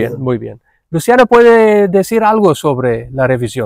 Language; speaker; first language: Spanish; non-native, fluent; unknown